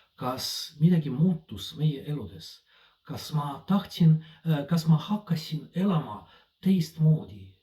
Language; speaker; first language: Estonian; non-native, fluent; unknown